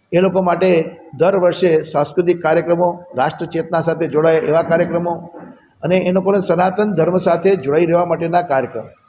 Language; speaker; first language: Gujarati; native; Gujarati